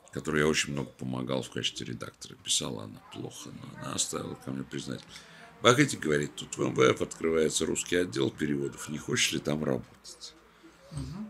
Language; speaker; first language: Russian; native; Russian